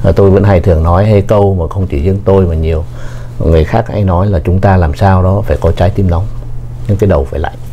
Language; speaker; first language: Vietnamese; native; Vietnamese